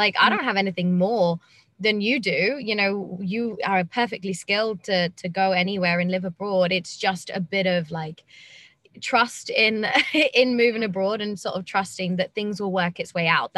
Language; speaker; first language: English; native; English